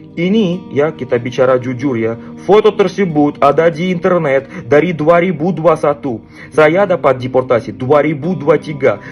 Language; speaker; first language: Indonesian; non-native, fluent; Russian